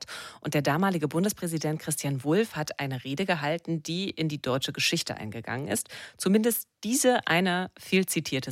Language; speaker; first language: German; native; German